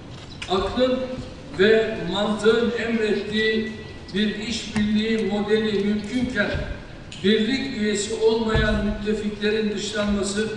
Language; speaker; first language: Turkish; native; Turkish